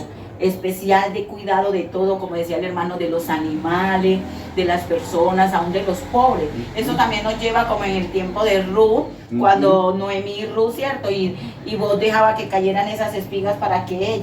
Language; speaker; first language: Spanish; native; Spanish